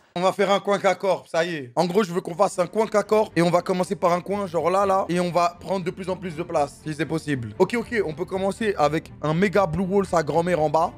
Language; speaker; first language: French; native; French